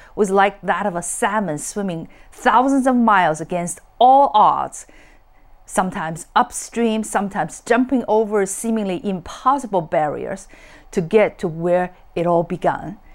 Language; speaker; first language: English; non-native, fluent; Chinese